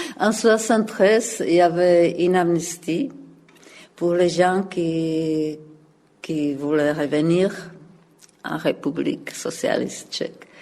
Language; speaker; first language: French; non-native, fluent; Czech